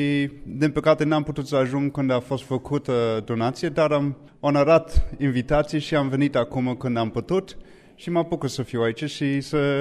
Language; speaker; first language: Romanian; non-native, fluent; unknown